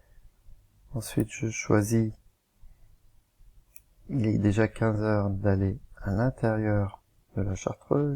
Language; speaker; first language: French; native; French